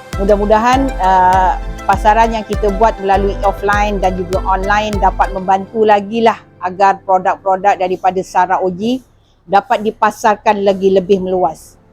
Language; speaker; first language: Malay; native; Malay